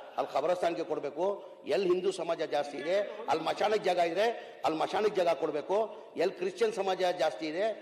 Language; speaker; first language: Kannada; non-native, local second language; Urdu